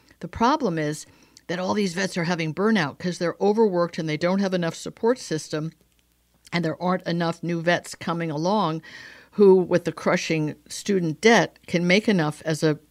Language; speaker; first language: English; native; English